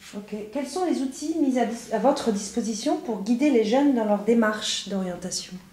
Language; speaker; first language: French; native; French